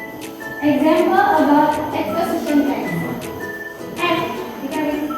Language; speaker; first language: English; non-native, local second language; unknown